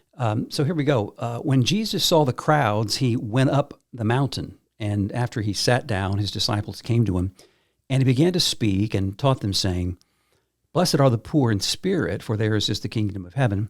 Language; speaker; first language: English; native; English